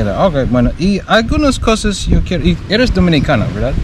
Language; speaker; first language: Spanish; non-native, learner; English